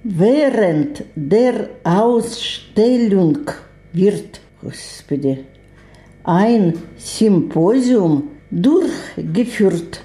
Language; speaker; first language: German; non-native, learner; Russian